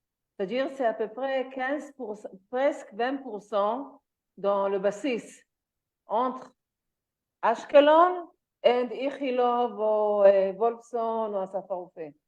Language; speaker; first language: French; non-native, learner; Hebrew